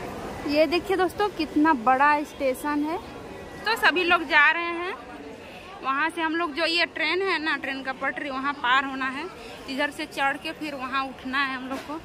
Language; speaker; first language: Hindi; native; Hindi